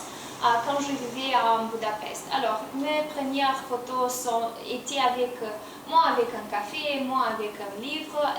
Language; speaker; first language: French; non-native, learner; Romanian